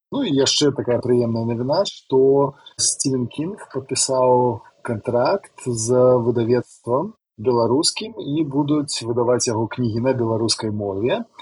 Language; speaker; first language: Belarusian; non-native, local second language; Russian